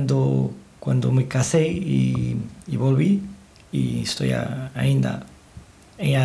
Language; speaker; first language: Spanish; non-native, learner; Portuguese